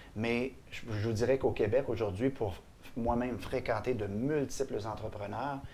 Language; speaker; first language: French; native; French